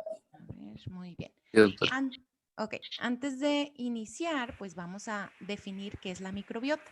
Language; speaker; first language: Spanish; native; Spanish